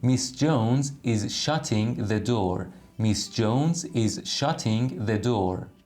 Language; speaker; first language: English; non-native, fluent; Persian